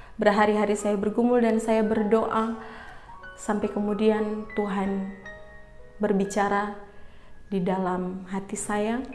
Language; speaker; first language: Indonesian; native; Indonesian